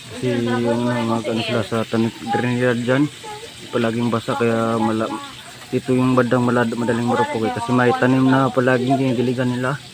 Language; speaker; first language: Filipino; native; Filipino